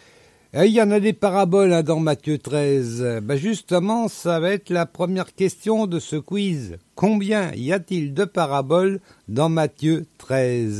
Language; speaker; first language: French; native; French